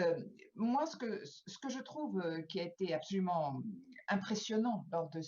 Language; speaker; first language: French; native; French